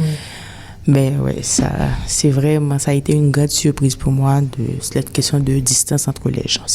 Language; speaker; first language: French; non-native, local second language; Haitian Creole